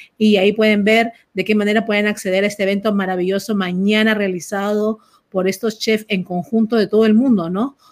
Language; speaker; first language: Spanish; native; Spanish